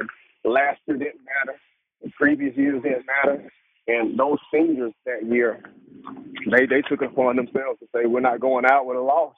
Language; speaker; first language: English; native; English